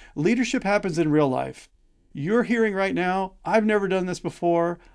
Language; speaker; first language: English; native; English